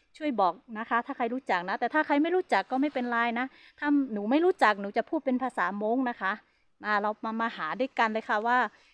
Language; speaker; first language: Thai; non-native, local second language; Hmong